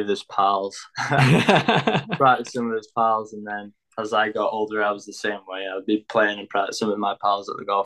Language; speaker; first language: English; native; English